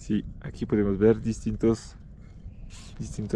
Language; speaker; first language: Spanish; non-native, learner; French